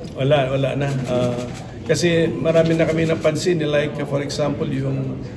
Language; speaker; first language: Filipino; native; Filipino